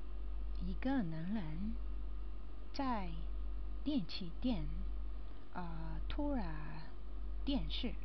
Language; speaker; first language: Chinese; non-native, learner; Japanese